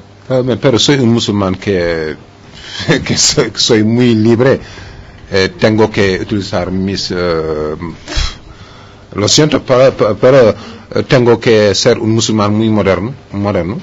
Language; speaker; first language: Spanish; non-native, fluent; Wolof